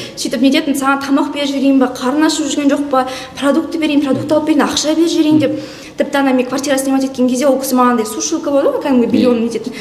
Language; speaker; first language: Kazakh; non-native, local second language; Russian